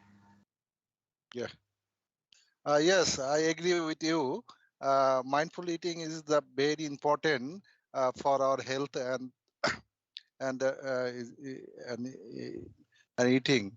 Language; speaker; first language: English; non-native, learner; Bangla